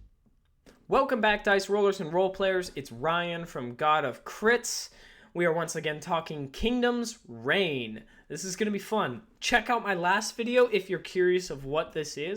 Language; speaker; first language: English; native; English